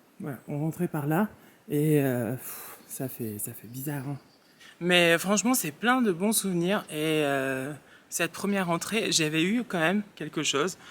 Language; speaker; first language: French; early bilingual, other home language; Réunion Creole French